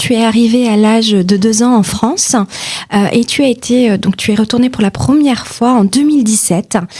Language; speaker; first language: French; native; French